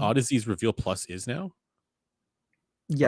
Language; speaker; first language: English; native; English